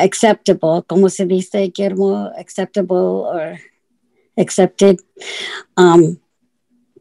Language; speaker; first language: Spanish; non-native, learner; English